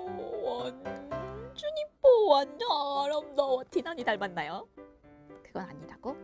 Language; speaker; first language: Korean; native; Korean